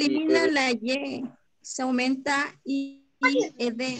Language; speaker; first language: Spanish; native; Spanish